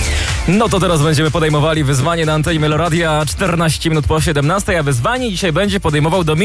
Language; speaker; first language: Polish; native; Polish